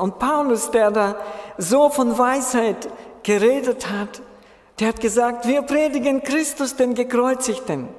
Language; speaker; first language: German; non-native, fluent; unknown